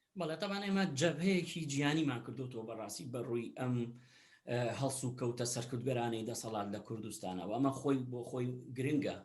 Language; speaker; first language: Central Kurdish; native; Central Kurdish